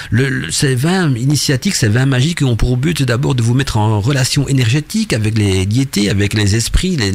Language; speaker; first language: French; native; French